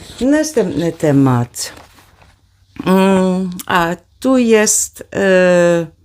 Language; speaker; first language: Polish; non-native, learner; Dutch